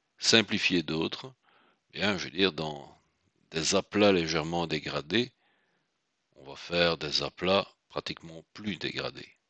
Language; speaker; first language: French; native; French